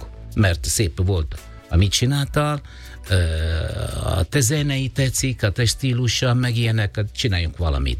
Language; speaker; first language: Hungarian; non-native, learner; Italian